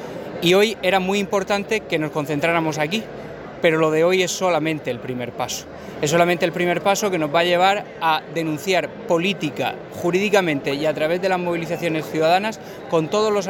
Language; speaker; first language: Spanish; native; Spanish